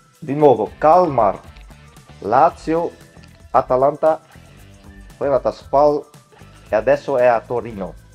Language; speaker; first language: Italian; non-native, fluent; Dutch